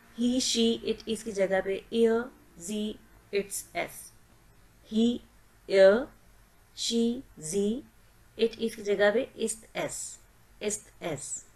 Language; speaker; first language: Urdu; native; Urdu